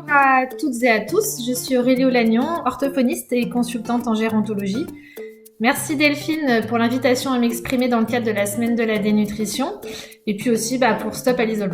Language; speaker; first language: French; native; French